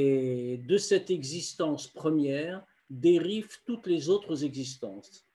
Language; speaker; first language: French; native; French